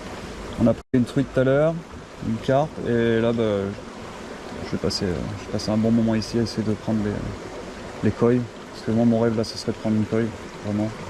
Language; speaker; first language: French; native; French